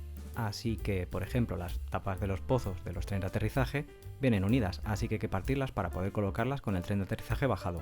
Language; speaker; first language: Spanish; native; Spanish